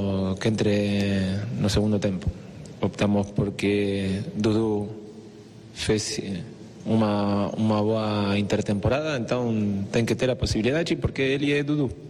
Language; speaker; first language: Portuguese; non-native, fluent; Spanish